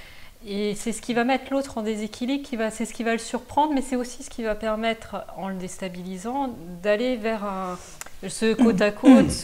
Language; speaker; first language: French; native; French